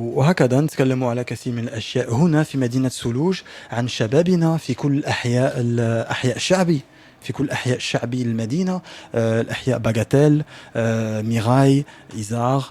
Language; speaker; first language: Arabic; non-native, learner; French